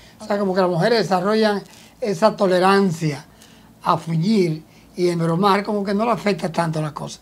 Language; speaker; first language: Spanish; native; Spanish